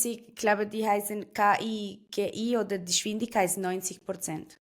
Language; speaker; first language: German; non-native, fluent; Spanish